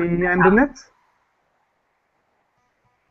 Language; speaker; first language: English; non-native, learner; Spanish